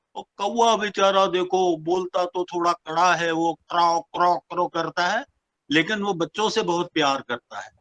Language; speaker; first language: Hindi; non-native, local second language; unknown